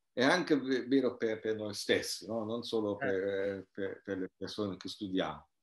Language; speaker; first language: Italian; non-native, fluent; German